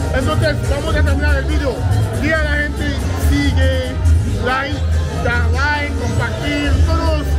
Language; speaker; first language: Spanish; non-native, learner; English